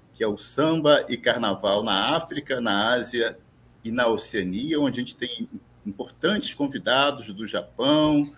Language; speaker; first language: Portuguese; native; Portuguese